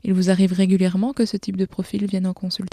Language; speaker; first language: French; native; French